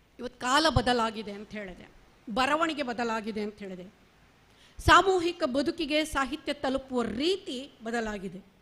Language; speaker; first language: Kannada; non-native, local second language; Marathi